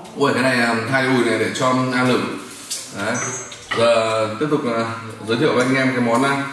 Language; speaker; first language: Vietnamese; native; Vietnamese